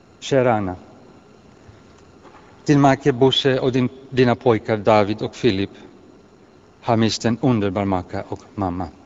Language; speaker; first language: Swedish; non-native, fluent; Greek